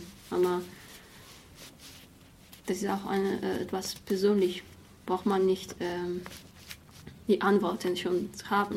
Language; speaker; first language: German; non-native, fluent; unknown